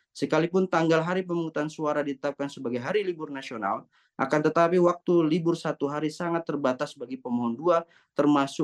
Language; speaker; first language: Indonesian; native; Indonesian